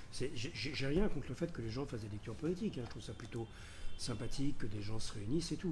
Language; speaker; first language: French; native; French